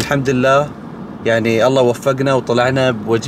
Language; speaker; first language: Arabic; native; Arabic